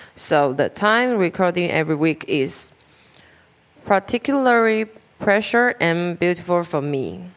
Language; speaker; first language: English; non-native, learner; Chinese